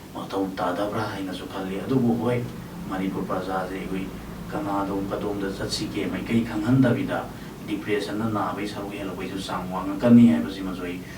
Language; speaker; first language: Manipuri; native; Manipuri